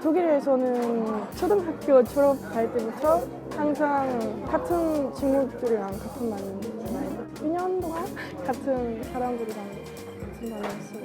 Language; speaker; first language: Korean; non-native, learner; German